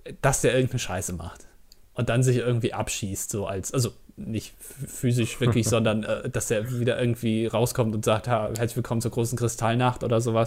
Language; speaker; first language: German; native; German